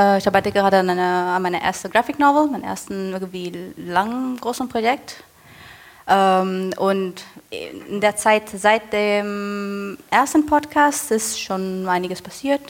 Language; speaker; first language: German; non-native, fluent; Italian